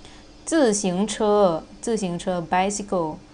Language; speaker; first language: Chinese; non-native, fluent; Thai